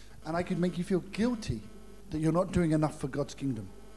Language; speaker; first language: English; native; English